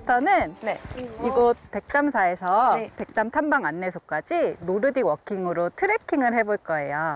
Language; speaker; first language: Korean; native; Korean